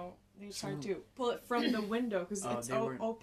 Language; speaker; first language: English; non-native, local second language; Cebuano